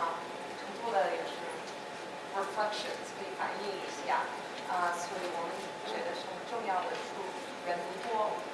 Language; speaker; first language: Chinese; non-native, fluent; English